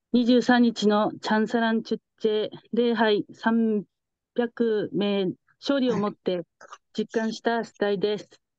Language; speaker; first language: Japanese; native; Japanese